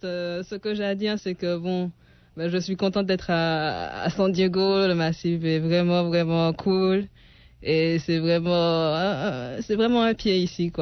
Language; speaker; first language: French; native; French